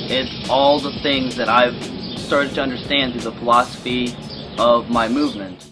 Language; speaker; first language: English; native; English